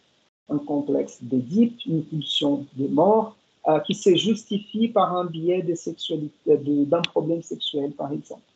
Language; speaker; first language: French; non-native, fluent; Portuguese